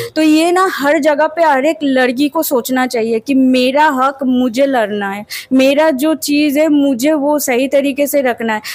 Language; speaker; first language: Hindi; non-native, local second language; Bangla